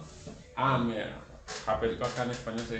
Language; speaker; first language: French; non-native, fluent; Spanish